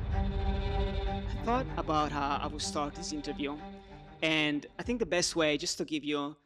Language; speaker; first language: English; non-native, fluent; Italian